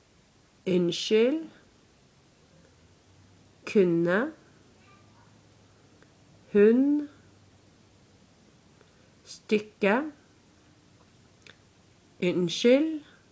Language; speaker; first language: Norwegian; non-native, learner; English